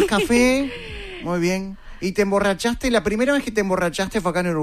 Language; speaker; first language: Spanish; native; Spanish